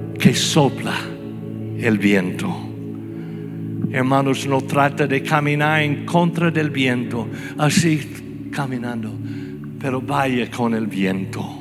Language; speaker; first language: Spanish; non-native, fluent; English